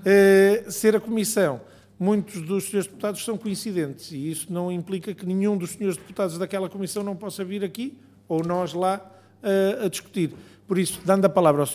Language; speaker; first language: Portuguese; native; Portuguese